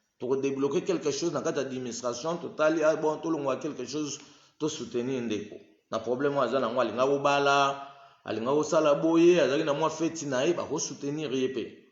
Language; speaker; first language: Lingala; non-native, local second language; Kongo